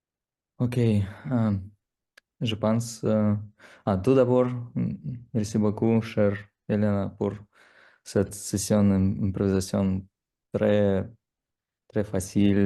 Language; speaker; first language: French; non-native, learner; Russian